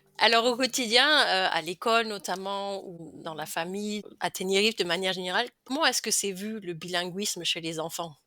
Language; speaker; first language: French; native; French